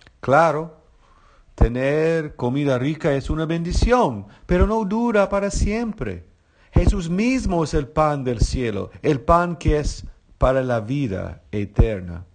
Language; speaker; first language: Spanish; non-native, fluent; English